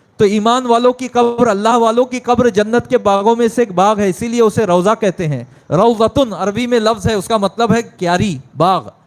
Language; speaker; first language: Urdu; native; Urdu